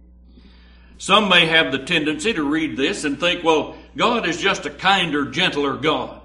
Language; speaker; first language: English; native; English